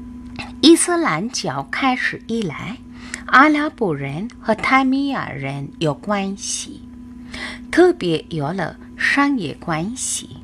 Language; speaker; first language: Chinese; non-native, fluent; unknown